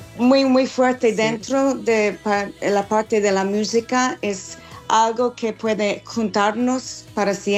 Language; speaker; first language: Spanish; non-native, learner; English